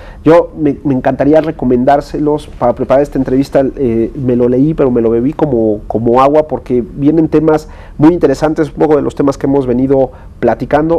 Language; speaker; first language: Spanish; native; Spanish